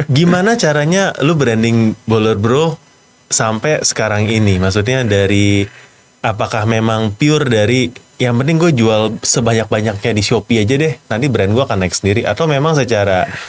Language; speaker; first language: Indonesian; native; Indonesian